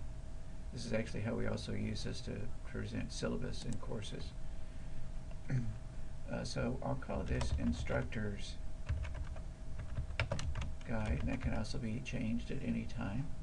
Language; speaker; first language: English; native; English